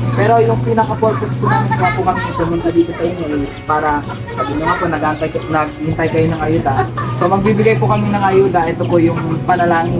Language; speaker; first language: Filipino; native; Filipino